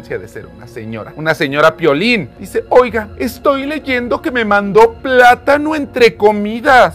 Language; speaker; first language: Spanish; native; Spanish